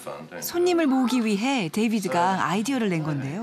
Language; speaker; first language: Korean; native; Korean